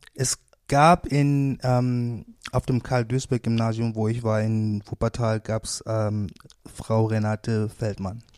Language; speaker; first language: German; native; German